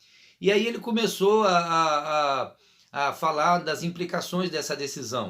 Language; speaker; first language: Portuguese; native; Portuguese